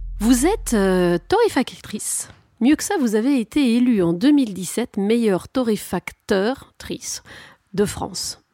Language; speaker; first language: French; native; French